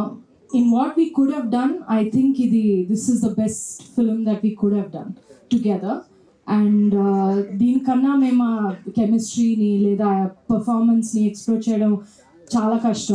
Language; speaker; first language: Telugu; non-native, fluent; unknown